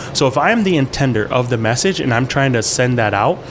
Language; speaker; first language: English; early bilingual, other home language; Hmong